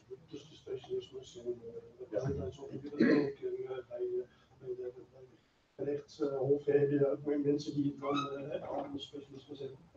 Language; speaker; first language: Dutch; non-native, fluent; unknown